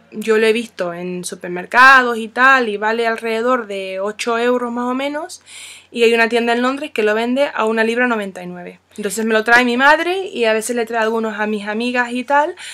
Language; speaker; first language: Spanish; non-native, fluent; English